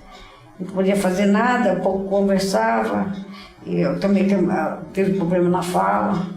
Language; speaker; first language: Portuguese; native; Portuguese